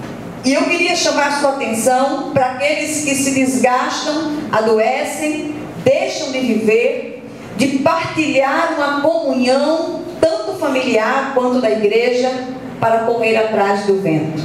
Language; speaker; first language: Portuguese; native; Portuguese